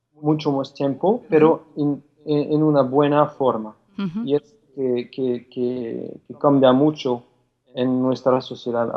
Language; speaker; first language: Spanish; non-native, fluent; French